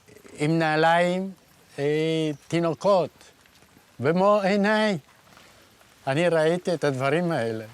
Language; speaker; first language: Hebrew; non-native, fluent; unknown